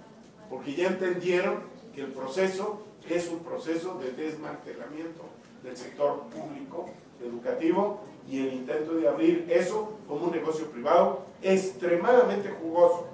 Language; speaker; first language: Spanish; native; Spanish